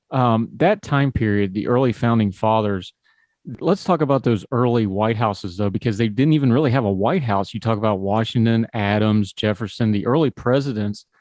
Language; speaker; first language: English; native; English